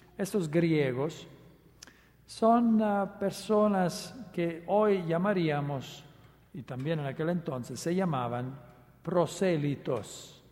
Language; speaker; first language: Spanish; non-native, fluent; Italian